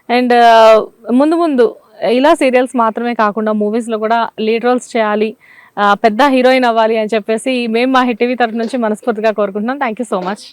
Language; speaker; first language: Telugu; native; Telugu